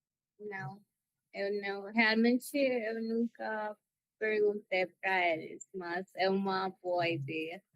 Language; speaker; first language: Portuguese; non-native, learner; Spanish